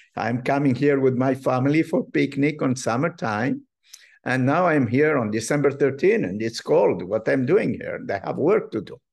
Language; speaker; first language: English; non-native, fluent; Arabic